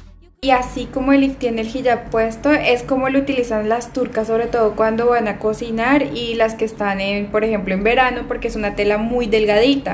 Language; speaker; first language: Spanish; native; Spanish